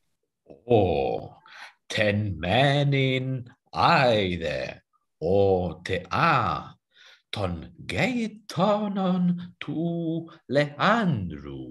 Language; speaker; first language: Greek; non-native, learner; German